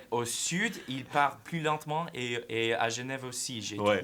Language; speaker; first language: French; non-native, fluent; English